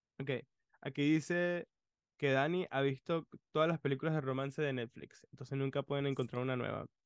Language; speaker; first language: Spanish; early bilingual, other home language; English